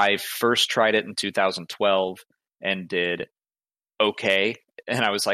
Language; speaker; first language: English; native; English